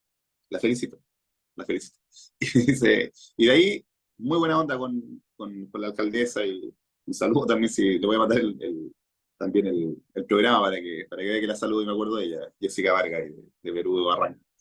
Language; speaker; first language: Spanish; native; Spanish